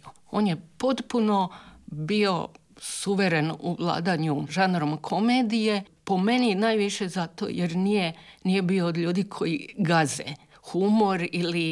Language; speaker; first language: Serbian; native; Serbian